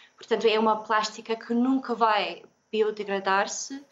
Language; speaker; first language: Portuguese; non-native, fluent; English